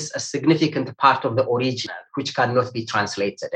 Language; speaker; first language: English; non-native, fluent; Amharic